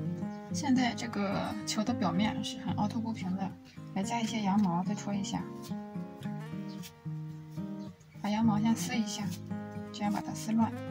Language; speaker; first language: Chinese; native; Chinese